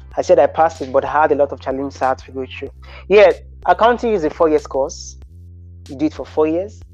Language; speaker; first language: English; non-native, local second language; Bini